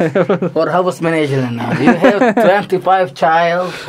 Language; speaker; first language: English; non-native, learner; Arabic